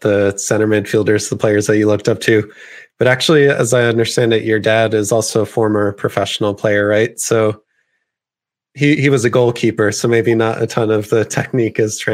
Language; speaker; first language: English; native; English